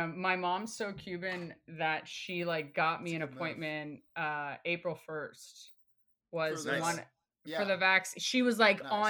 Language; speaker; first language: English; early bilingual, other home language; Spanish